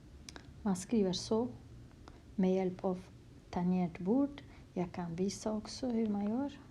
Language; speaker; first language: Swedish; non-native, fluent; Kurdish